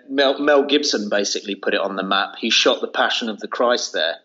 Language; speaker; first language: English; native; English